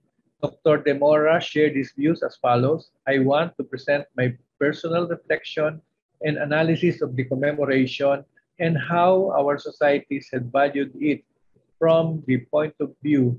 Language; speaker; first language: English; non-native, local second language; Filipino